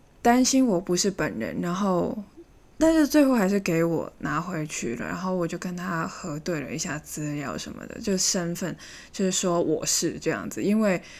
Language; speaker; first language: Chinese; native; Chinese